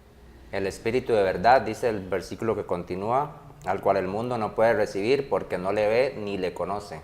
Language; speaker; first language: Spanish; native; Spanish